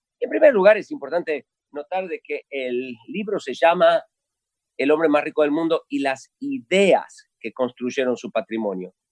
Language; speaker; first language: Spanish; native; Spanish